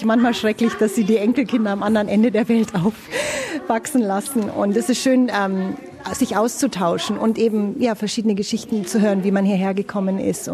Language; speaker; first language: German; native; German